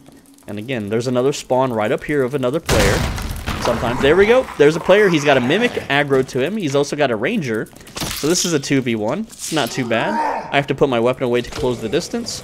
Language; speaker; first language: English; native; English